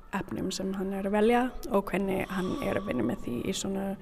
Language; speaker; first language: Icelandic; non-native, learner; English